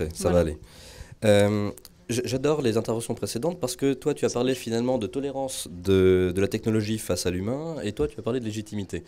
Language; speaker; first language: French; native; French